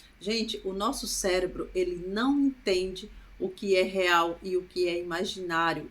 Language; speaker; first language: Portuguese; native; Portuguese